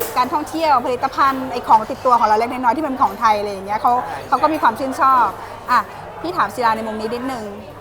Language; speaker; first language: Thai; native; Thai